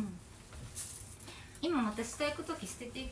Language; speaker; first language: Japanese; native; Japanese